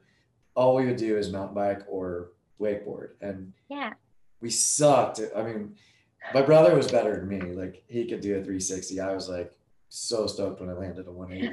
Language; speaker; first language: English; native; English